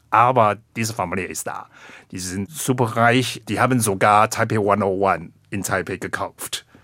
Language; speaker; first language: German; non-native, fluent; Chinese